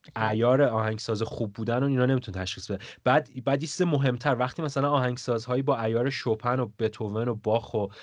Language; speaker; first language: Persian; native; Persian